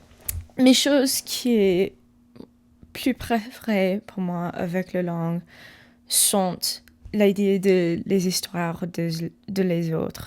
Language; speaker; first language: French; non-native, learner; English